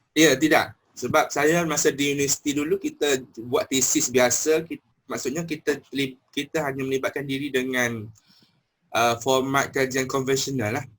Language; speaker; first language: Malay; native; Malay